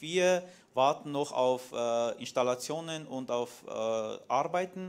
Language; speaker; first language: German; non-native, fluent; Armenian